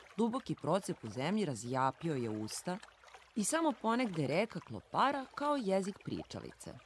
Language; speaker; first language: Serbian; native; Serbian